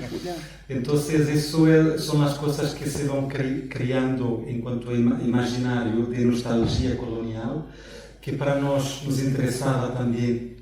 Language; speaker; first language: Spanish; non-native, fluent; Portuguese